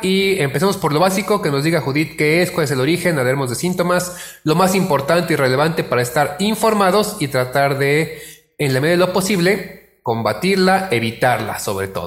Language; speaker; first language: Spanish; native; Spanish